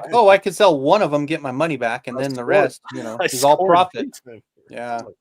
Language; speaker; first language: English; native; English